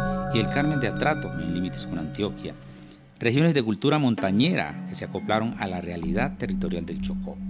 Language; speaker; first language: Spanish; native; Spanish